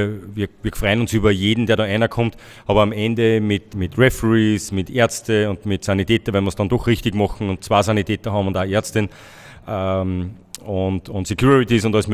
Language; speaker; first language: German; native; German